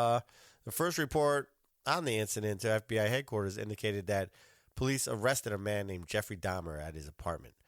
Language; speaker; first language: English; native; English